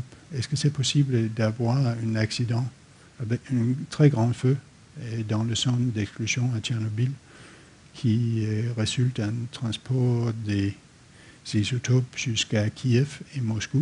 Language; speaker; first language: French; non-native, fluent; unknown